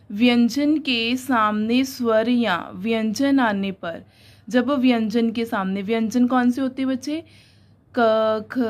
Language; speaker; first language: Hindi; non-native, local second language; Punjabi